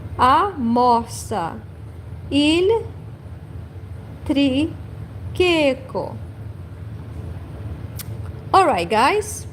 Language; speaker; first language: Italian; non-native, learner; Portuguese